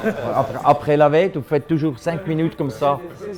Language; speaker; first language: French; non-native, local second language; German